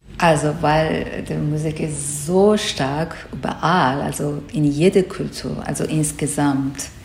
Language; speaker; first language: German; non-native, learner; Persian